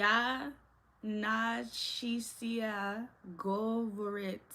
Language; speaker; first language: Russian; non-native, learner; English